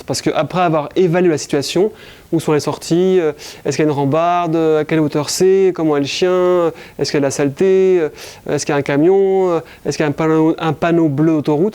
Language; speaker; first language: French; native; French